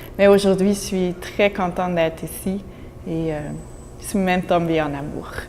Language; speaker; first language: French; non-native, local second language; Dutch